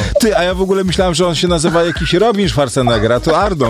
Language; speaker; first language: Polish; native; Polish